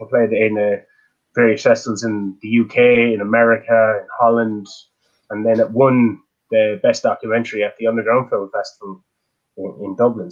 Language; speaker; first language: English; native; English